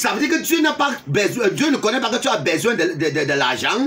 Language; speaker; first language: French; non-native, local second language; English